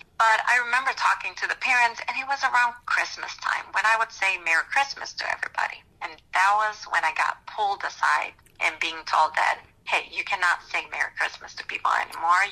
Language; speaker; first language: English; non-native, fluent; Romanian